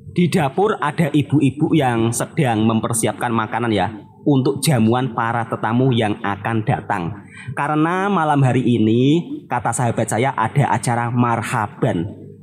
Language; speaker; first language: Indonesian; native; Indonesian